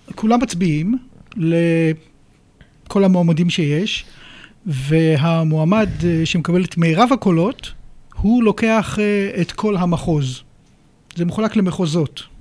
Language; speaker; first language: Hebrew; native; Hebrew